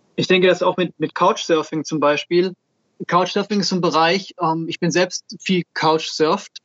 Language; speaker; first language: German; native; German